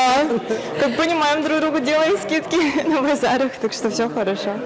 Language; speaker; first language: Russian; non-native, fluent; Kyrgyz